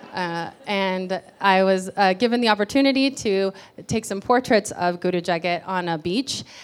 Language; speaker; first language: English; early bilingual, other home language; Spanish